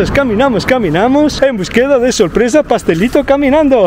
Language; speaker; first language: Spanish; non-native, learner; Italian